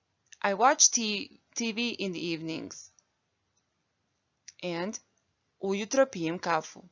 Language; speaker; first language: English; non-native, fluent; Bosnian